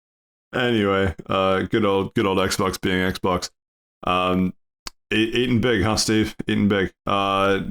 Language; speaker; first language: English; native; English